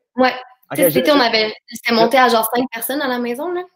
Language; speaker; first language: French; native; French